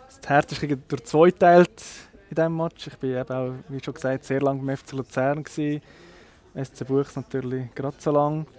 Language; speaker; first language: German; native; German